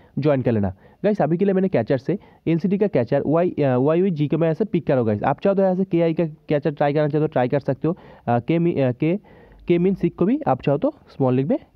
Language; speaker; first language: Hindi; native; Hindi